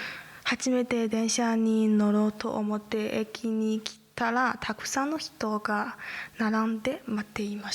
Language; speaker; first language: Japanese; non-native, learner; Chinese